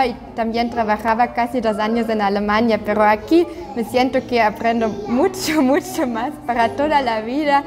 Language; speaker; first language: Spanish; non-native, fluent; German